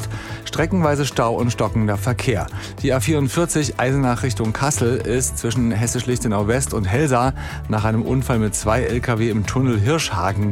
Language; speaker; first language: German; native; German